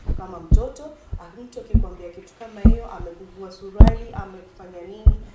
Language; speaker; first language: Swahili; native; Swahili